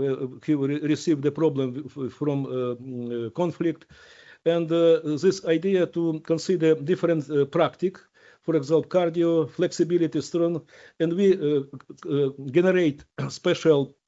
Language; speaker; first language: English; non-native, learner; Ukrainian